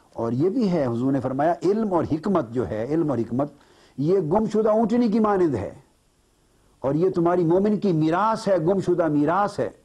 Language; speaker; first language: Urdu; native; Urdu